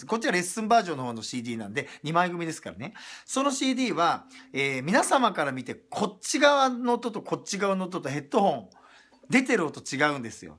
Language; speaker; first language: Japanese; native; Japanese